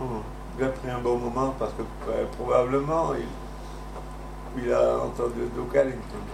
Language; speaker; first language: French; non-native, fluent; Spanish